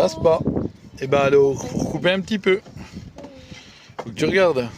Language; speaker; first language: French; native; French